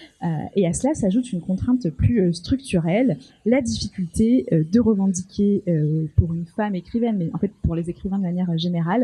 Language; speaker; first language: French; native; French